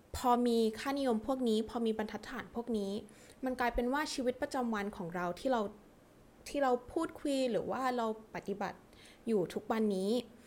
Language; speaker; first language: Thai; early bilingual, heritage; Thai